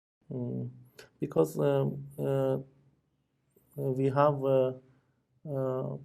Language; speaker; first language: English; non-native, learner; Persian